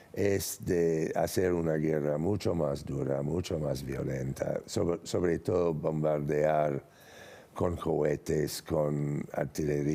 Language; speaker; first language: Spanish; non-native, fluent; English